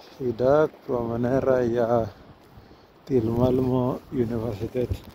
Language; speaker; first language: Swedish; non-native, learner; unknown